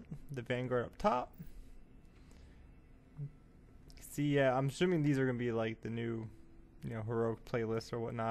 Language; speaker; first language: English; native; English